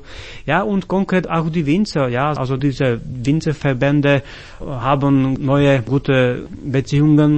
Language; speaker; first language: German; non-native, fluent; Slovak